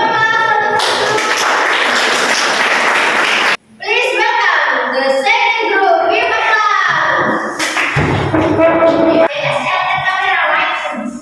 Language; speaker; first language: English; non-native, learner; Indonesian